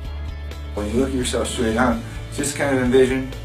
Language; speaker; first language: English; native; English